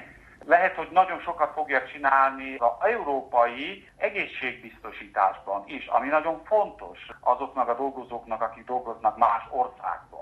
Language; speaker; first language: Hungarian; early bilingual, heritage; Hungarian